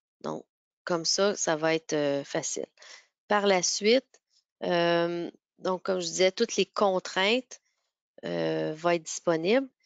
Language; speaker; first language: French; native; French